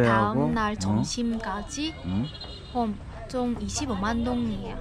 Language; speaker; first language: Korean; non-native, fluent; Vietnamese